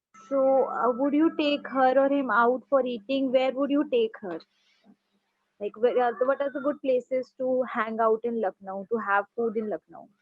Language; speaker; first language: English; non-native, local second language; Hindi